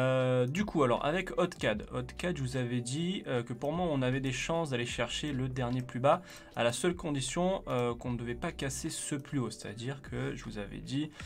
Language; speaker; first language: French; native; French